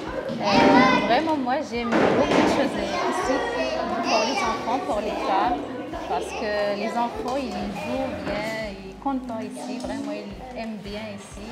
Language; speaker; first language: French; non-native, learner; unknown